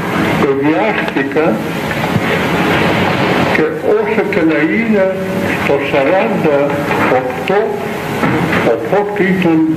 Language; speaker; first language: Greek; non-native, fluent; Russian